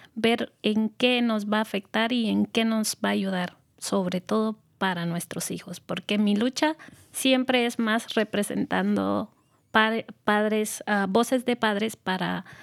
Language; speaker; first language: Spanish; native; Spanish